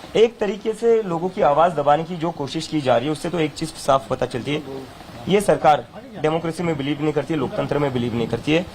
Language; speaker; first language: Hindi; non-native, local second language; Marathi